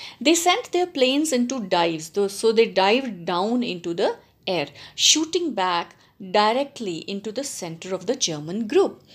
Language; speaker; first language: English; non-native, local second language; Punjabi